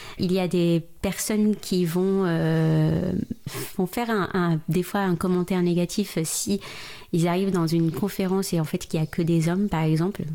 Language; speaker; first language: French; non-native, local second language; Arabic